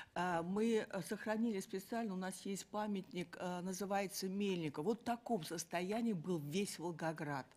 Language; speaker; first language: Russian; native; Russian